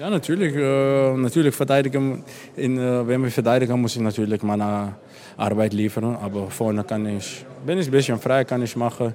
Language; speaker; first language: German; non-native, fluent; Dutch